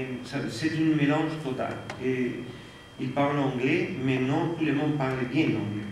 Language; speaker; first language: French; non-native, fluent; Spanish